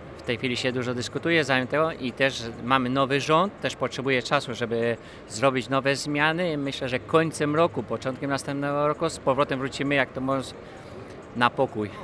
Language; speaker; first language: Polish; early bilingual, heritage; Polish